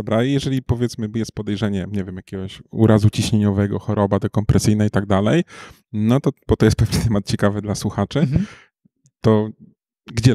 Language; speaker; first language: Polish; native; Polish